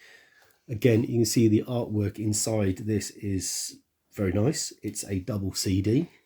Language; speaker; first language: English; native; English